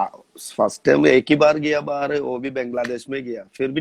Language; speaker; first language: Hindi; non-native, local second language; Malayalam